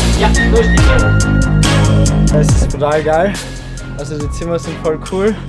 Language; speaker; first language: German; native; German